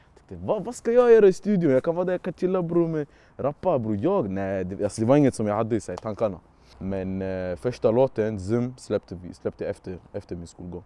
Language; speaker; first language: Swedish; early bilingual, other home language; Amharic